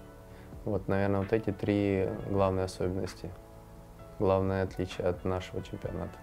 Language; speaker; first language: Russian; native; Russian